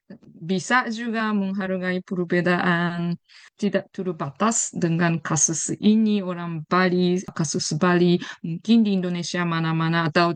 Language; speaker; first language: Indonesian; non-native, fluent; Japanese